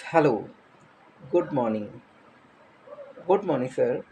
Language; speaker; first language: English; non-native, learner; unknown